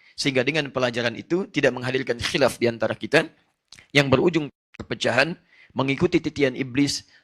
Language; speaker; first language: Indonesian; native; Indonesian